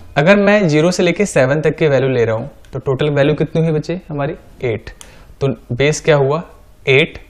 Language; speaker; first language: Hindi; native; Hindi